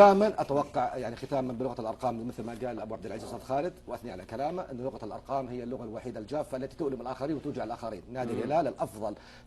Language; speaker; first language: Arabic; native; Arabic